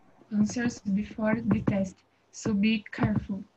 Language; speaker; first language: English; non-native, learner; Portuguese